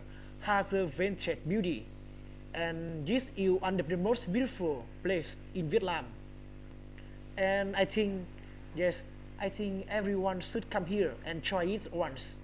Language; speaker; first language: English; non-native, learner; Vietnamese